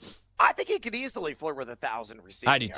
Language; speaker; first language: English; native; English